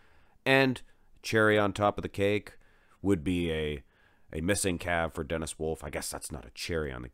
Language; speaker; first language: English; native; English